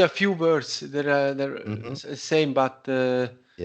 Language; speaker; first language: English; non-native, learner; Italian